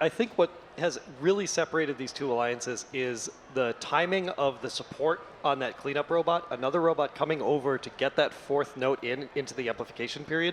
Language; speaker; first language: English; native; English